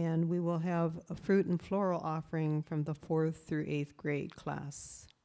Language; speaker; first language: English; native; English